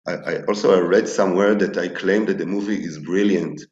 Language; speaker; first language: English; non-native, fluent; Hebrew